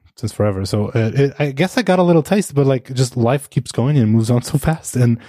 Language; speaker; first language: English; non-native, fluent; Portuguese